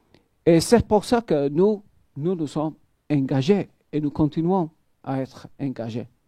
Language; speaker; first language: French; non-native, fluent; Maltese